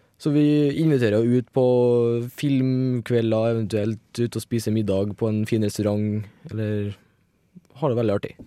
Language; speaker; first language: Norwegian; native; Norwegian